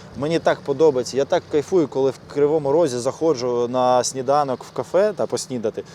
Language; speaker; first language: Ukrainian; non-native, local second language; Russian